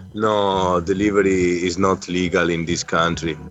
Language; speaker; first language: English; non-native, fluent; Italian